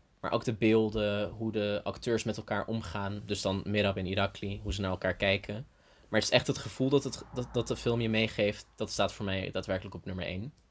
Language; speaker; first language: Dutch; early bilingual, heritage; Dutch